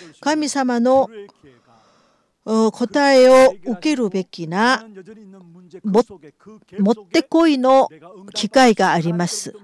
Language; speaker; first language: Japanese; non-native, fluent; Korean